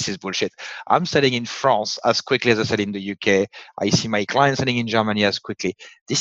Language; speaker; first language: English; non-native, fluent; French